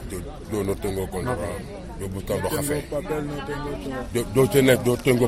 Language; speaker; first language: Spanish; non-native, learner; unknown